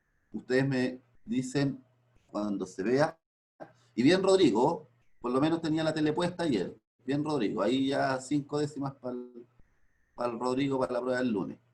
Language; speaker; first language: Spanish; native; Spanish